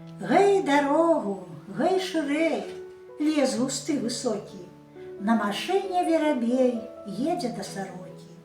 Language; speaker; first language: Belarusian; native; Belarusian